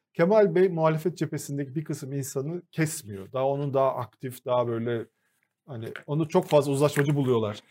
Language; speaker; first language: Turkish; native; Turkish